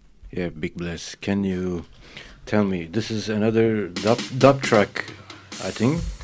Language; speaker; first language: English; non-native, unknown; Turkish